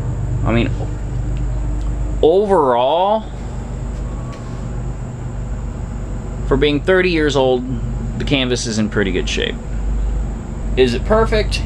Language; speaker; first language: English; native; English